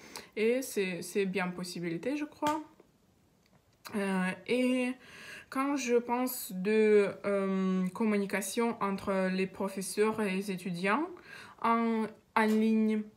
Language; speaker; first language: French; non-native, learner; Russian